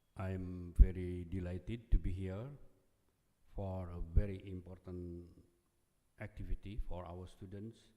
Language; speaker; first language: English; non-native, fluent; Indonesian